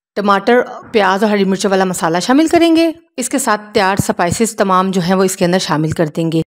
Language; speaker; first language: Urdu; native; Urdu